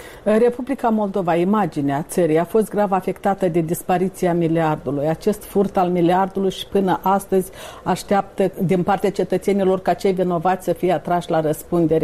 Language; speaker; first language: Romanian; native; Romanian